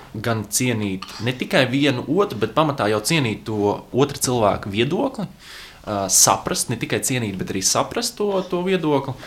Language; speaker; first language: Latvian; non-native, local second language; Russian